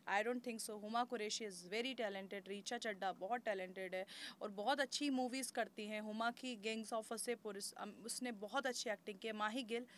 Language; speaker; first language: Hindi; native; Hindi